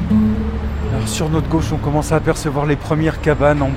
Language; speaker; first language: French; native; French